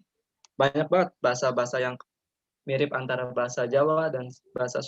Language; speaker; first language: Indonesian; non-native, local second language; Javanese